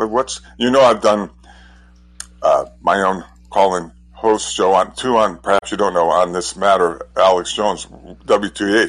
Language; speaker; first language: English; native; English